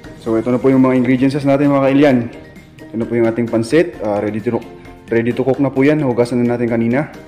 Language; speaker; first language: Filipino; non-native, local second language; Iloko